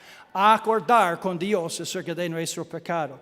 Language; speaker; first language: Spanish; non-native, learner; English